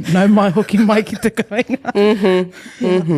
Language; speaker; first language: Māori; non-native, local second language; English